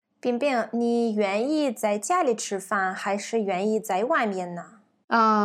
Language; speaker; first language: Chinese; non-native, fluent; Russian